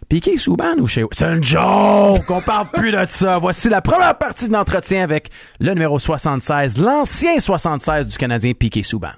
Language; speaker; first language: French; native; French